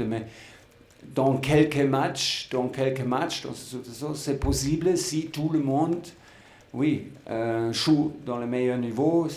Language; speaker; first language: French; non-native, fluent; German